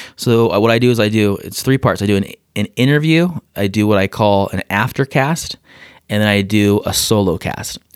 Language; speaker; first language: English; native; English